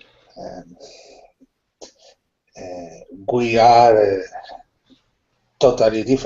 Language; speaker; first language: English; non-native, learner; Spanish